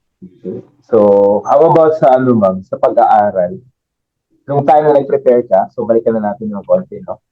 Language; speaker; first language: Filipino; native; Filipino